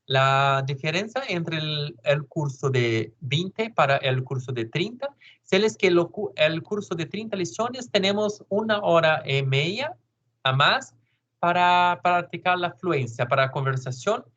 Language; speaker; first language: Spanish; non-native, learner; Portuguese